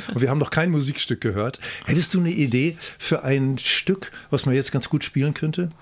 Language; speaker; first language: German; native; German